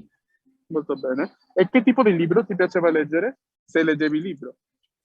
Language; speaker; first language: Italian; non-native, fluent; Spanish